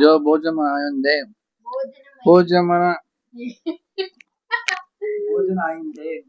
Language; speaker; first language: Telugu; non-native, learner; Kannada